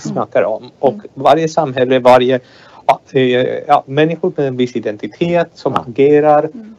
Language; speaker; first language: Swedish; non-native, fluent; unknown